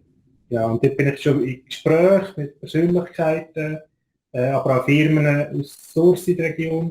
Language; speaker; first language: German; native; German